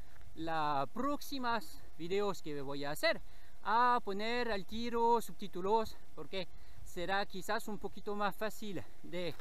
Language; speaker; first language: Spanish; non-native, learner; French